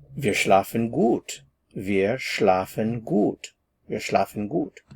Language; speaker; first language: German; non-native, fluent; English